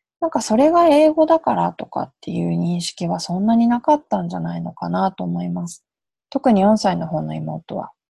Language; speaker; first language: Japanese; native; Japanese